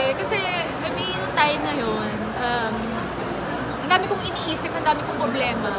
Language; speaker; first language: Filipino; native; Filipino